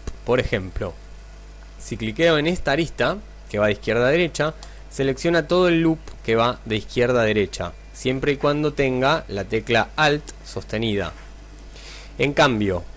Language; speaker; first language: Spanish; native; Spanish